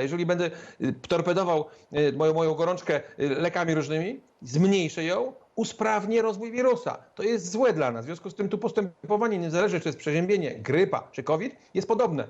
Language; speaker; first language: Polish; native; Polish